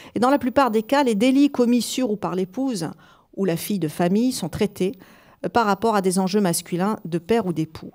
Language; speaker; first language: French; native; French